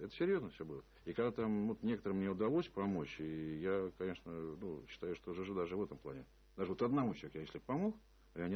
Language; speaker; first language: Russian; native; Russian